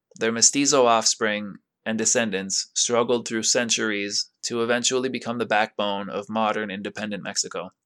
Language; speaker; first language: English; native; English